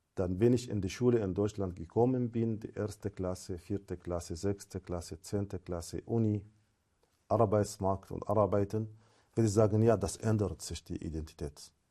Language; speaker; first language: German; non-native, fluent; Arabic